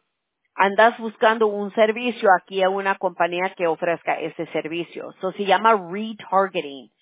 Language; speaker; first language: Spanish; early bilingual, heritage; Spanish